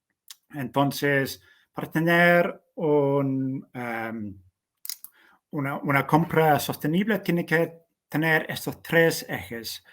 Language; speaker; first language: Spanish; non-native, fluent; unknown